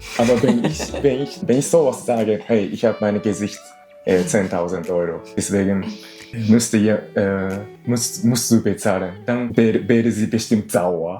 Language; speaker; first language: German; non-native, learner; Japanese